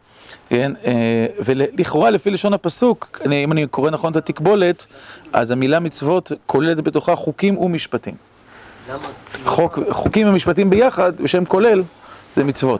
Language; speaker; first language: Hebrew; native; Hebrew